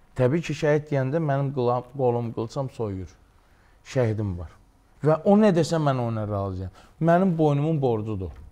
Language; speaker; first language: Azerbaijani; native; Azerbaijani